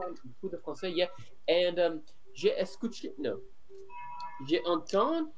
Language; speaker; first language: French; non-native, learner; English